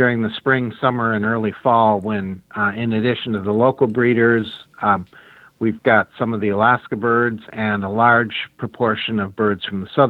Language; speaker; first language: English; native; English